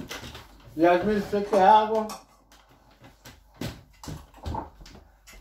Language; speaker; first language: Portuguese; native; Portuguese